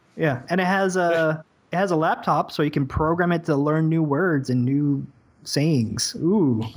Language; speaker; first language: English; native; English